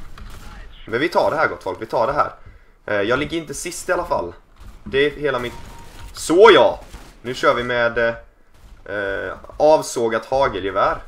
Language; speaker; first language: Swedish; native; Swedish